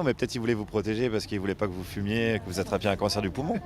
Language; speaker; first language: French; native; French